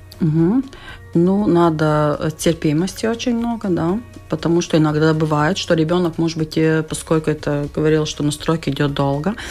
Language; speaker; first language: Russian; non-native, local second language; Latvian